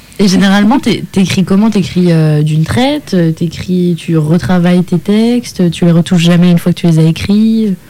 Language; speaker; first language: French; native; French